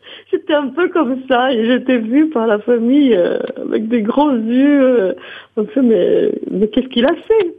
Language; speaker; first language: French; non-native, fluent; Portuguese